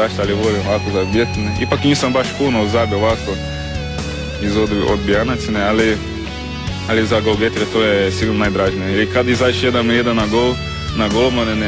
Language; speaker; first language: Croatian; non-native, learner; Portuguese